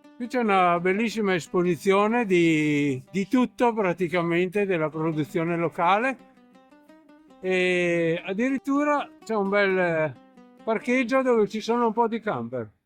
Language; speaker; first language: Italian; native; Italian